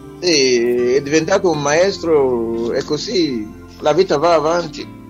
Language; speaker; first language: Italian; non-native, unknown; Igbo